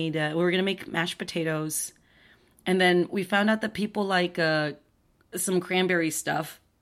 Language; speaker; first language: English; early bilingual, other home language; Spanish